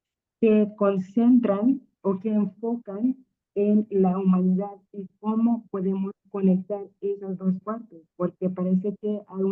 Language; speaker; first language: Spanish; non-native, fluent; Akan